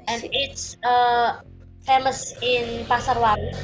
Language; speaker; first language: English; non-native, learner; Indonesian